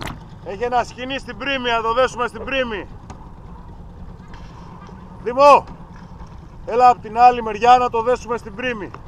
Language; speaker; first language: Greek; native; Greek